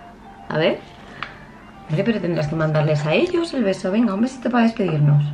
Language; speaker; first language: Spanish; native; Spanish